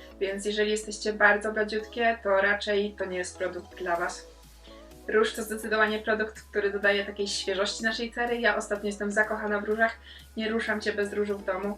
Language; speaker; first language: Polish; native; Polish